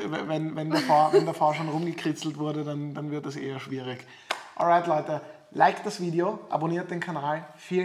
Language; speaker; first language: German; native; German